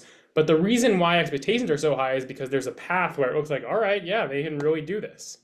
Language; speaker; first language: English; native; English